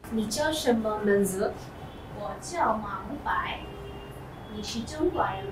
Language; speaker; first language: Chinese; non-native, learner; Bangla